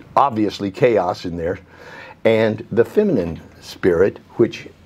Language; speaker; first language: English; native; English